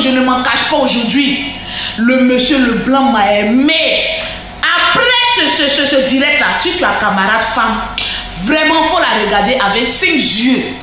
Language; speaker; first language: French; non-native, local second language; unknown